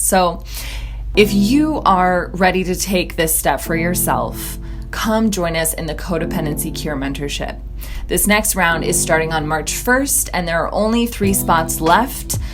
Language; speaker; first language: English; native; English